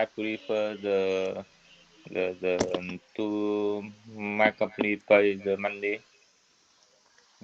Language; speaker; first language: English; non-native, learner; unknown